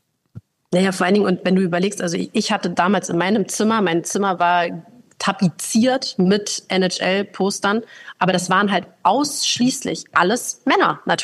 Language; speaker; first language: German; native; German